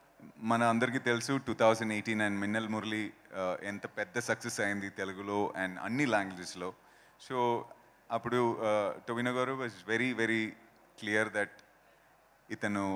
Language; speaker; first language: Telugu; non-native, fluent; Malayalam